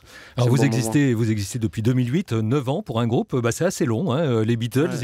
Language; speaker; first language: French; native; French